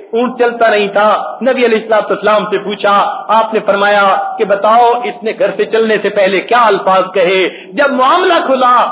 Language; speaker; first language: Urdu; non-native, local second language; Punjabi